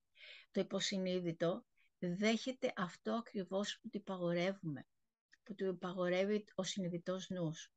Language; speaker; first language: Greek; native; Greek